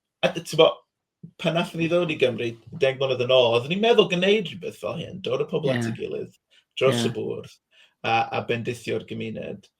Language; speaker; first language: Welsh; non-native, fluent; English